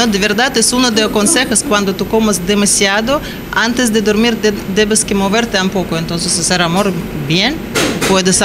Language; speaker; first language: Spanish; non-native, learner; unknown